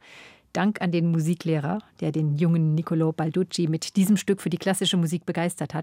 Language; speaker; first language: German; native; German